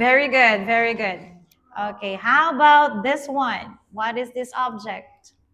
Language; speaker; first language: English; non-native, fluent; Vietnamese